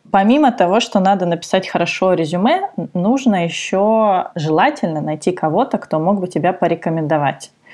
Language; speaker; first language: Russian; native; Russian